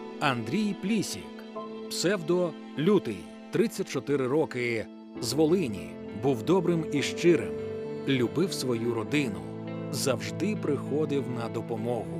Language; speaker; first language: Ukrainian; native; Ukrainian